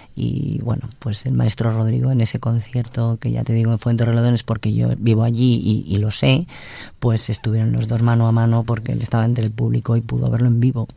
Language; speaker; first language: Spanish; native; Spanish